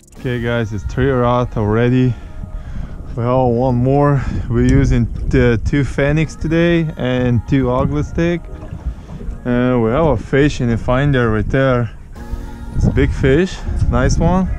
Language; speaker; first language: English; non-native, learner; Ukrainian